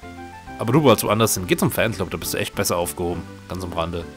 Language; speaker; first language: German; native; German